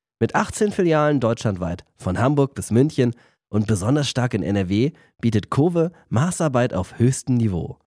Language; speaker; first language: German; native; German